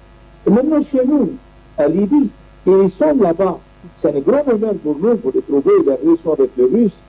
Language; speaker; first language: French; non-native, learner; Arabic